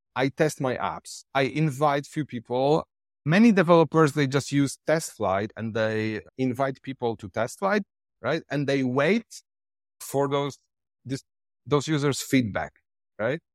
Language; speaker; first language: English; non-native, fluent; Polish